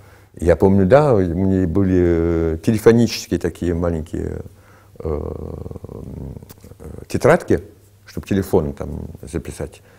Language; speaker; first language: Russian; early bilingual, heritage; Russian